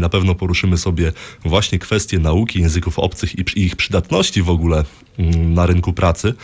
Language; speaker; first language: Polish; native; Polish